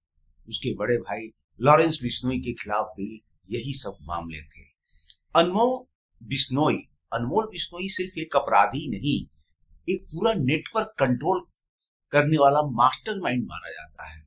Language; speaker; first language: Hindi; native; Hindi